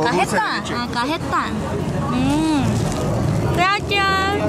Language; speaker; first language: Spanish; non-native, learner; Korean